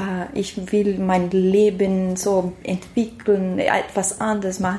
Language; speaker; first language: German; non-native, learner; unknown